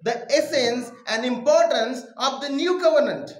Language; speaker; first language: English; non-native, local second language; Marathi